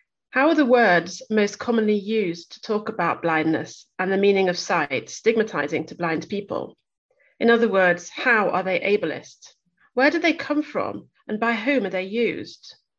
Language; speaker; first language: English; native; English